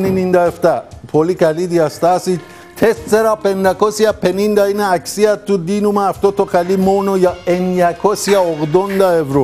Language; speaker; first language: Greek; non-native, learner; Persian